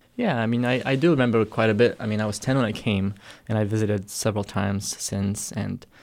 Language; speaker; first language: English; early bilingual, other home language; Arabic